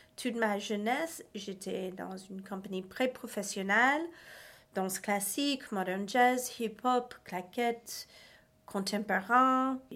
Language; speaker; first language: French; non-native, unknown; English